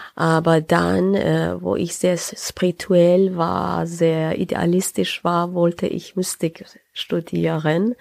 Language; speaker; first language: German; non-native, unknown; Persian